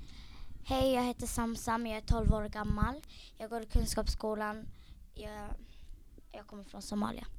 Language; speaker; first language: Swedish; early bilingual, other home language; Somali